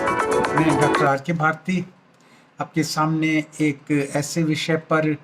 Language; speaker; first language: Hindi; native; Hindi